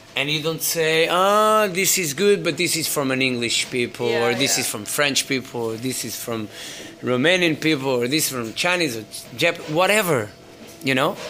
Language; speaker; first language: English; non-native, fluent; Portuguese